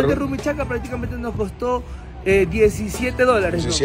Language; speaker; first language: Spanish; native; Spanish